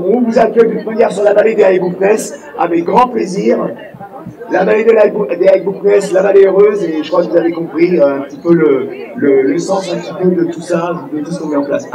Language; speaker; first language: French; non-native, local second language; Arabic